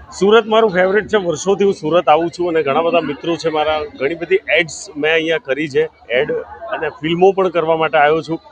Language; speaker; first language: Gujarati; native; Gujarati